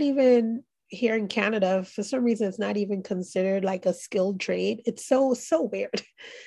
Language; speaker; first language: English; native; English